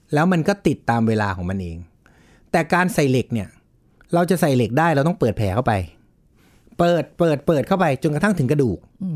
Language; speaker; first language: Thai; native; Thai